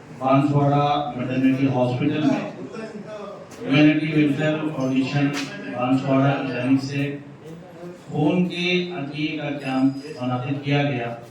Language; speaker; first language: Urdu; native; Urdu